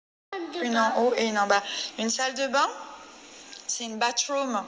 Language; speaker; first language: French; native; French